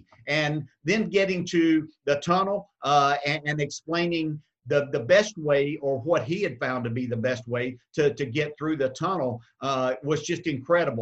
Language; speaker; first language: English; native; English